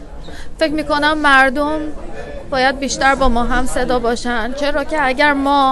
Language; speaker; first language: Persian; native; Persian